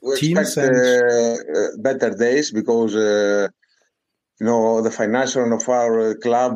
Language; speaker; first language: English; non-native, fluent; Greek